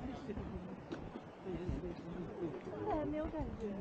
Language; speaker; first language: Chinese; native; Chinese